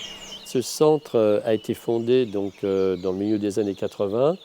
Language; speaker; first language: French; native; French